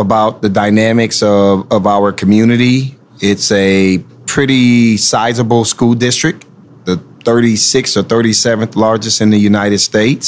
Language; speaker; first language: English; native; English